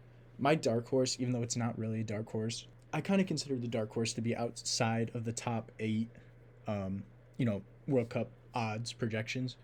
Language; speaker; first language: English; native; English